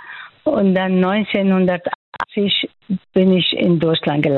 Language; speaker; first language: German; non-native, fluent; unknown